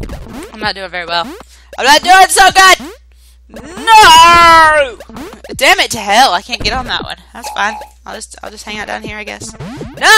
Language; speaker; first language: English; native; English